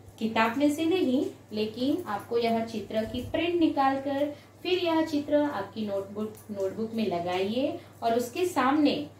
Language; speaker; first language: Hindi; non-native, local second language; Gujarati